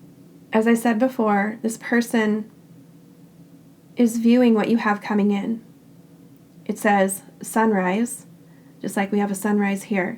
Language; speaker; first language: English; native; English